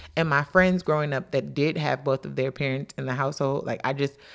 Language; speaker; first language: English; native; English